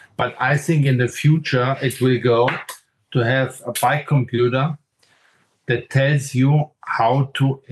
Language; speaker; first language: English; non-native, fluent; German